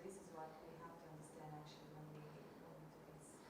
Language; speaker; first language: English; non-native, fluent; Romanian